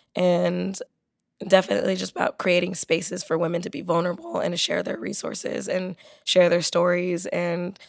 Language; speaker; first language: English; native; English